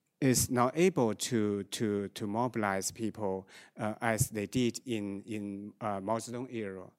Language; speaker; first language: English; non-native, fluent; Chinese